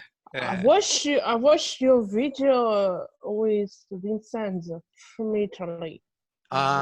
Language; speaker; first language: English; non-native, fluent; Russian